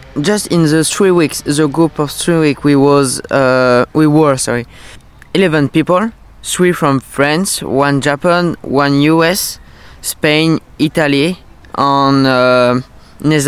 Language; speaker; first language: English; non-native, learner; French